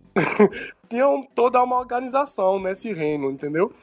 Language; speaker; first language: Portuguese; non-native, fluent; Yoruba